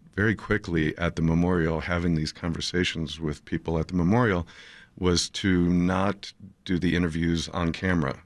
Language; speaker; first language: English; native; English